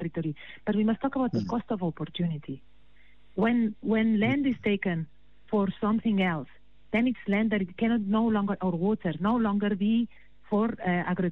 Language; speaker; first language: English; non-native, fluent; Spanish